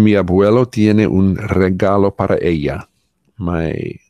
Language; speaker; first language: Spanish; non-native, learner; English